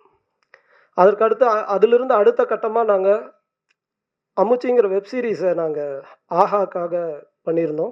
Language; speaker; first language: Tamil; native; Tamil